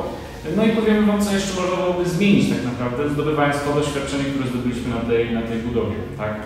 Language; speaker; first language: Polish; native; Polish